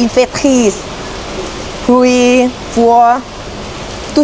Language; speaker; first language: French; non-native, learner; Thai